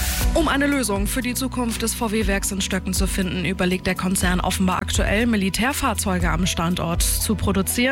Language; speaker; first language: German; native; German